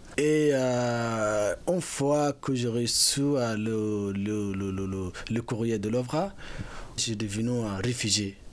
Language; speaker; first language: French; non-native, fluent; Arabic